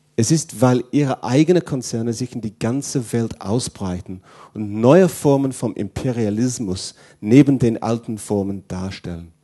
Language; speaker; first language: German; non-native, fluent; English